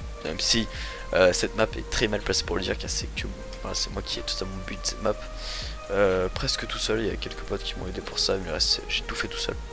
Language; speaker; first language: French; native; French